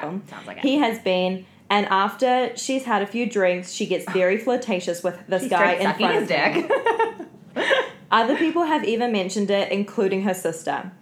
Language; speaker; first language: English; native; English